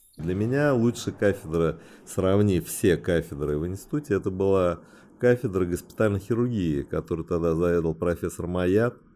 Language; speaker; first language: Russian; early bilingual, other home language; Chinese